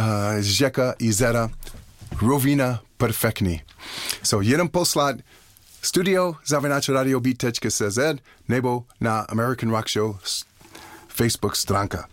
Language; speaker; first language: Czech; non-native, learner; English